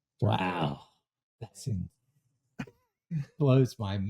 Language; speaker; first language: English; native; English